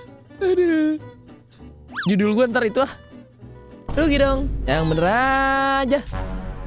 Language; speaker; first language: Indonesian; native; Indonesian